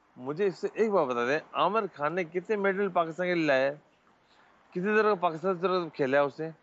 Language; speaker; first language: Urdu; non-native, local second language; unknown